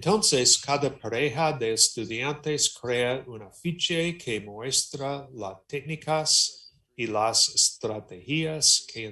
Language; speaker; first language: Spanish; non-native, learner; English